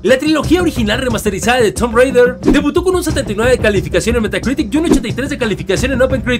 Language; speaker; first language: Spanish; native; Spanish